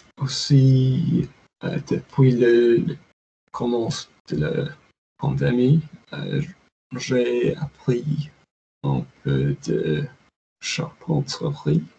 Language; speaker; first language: French; non-native, learner; English